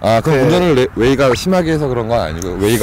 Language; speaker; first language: Korean; native; Korean